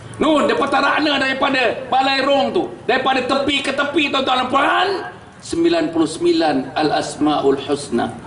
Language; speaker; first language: Malay; native; Malay